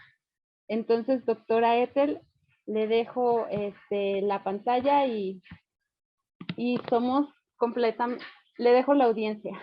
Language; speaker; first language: Spanish; native; Spanish